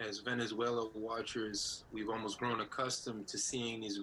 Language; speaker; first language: English; native; English